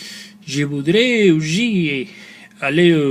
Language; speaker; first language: French; non-native, learner; Spanish